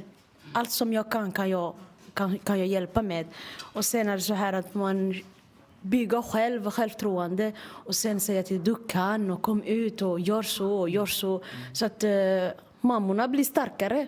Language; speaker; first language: Swedish; non-native, fluent; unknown